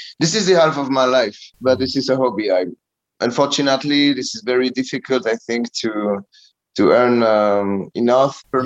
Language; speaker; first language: English; non-native, learner; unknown